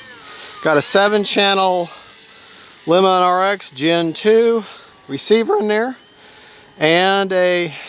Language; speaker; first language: English; native; English